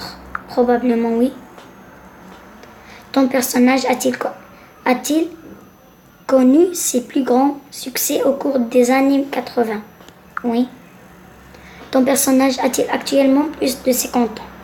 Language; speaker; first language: French; non-native, local second language; Arabic